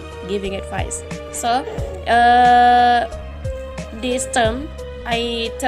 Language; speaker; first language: English; non-native, learner; Indonesian